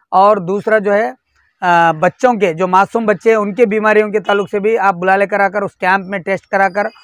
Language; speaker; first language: Hindi; non-native, local second language; Urdu